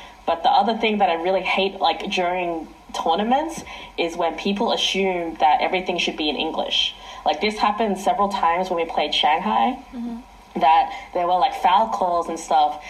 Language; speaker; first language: English; early bilingual, other home language; Chinese